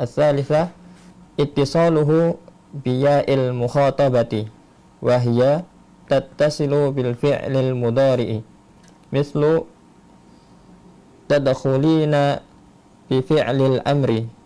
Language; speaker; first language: Arabic; non-native, learner; Indonesian